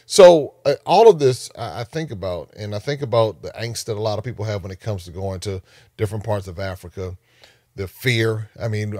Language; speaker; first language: English; native; English